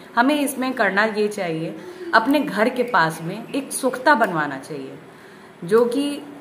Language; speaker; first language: Hindi; native; Hindi